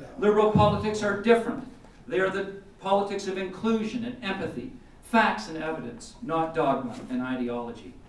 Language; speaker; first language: English; native; English